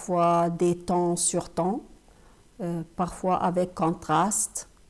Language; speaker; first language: French; non-native, fluent; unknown